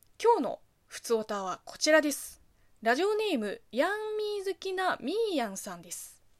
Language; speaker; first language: Japanese; non-native, fluent; Chinese